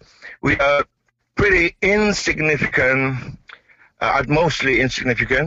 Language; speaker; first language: English; non-native, local second language; Malay